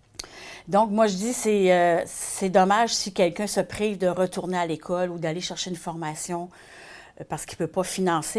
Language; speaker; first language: French; native; French